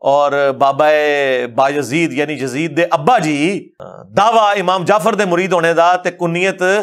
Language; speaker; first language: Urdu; non-native, local second language; Punjabi